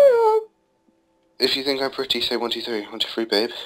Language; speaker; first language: English; native; English